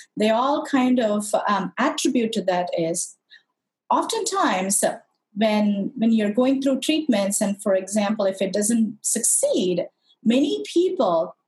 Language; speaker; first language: English; non-native, local second language; Tamil